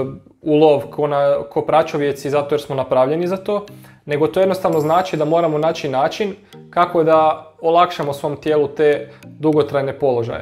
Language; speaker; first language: Croatian; native; Croatian